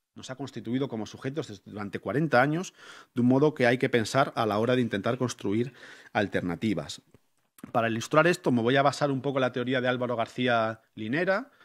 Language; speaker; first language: Spanish; native; Spanish